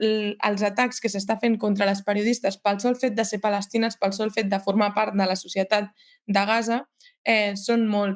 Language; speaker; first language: Catalan; native; Catalan